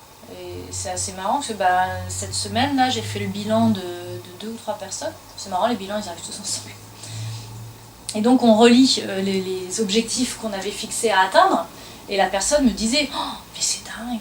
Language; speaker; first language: French; native; French